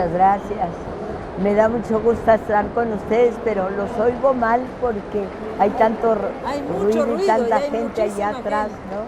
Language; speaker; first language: Spanish; early bilingual, other home language; French